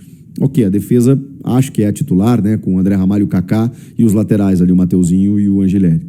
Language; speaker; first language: Portuguese; native; Portuguese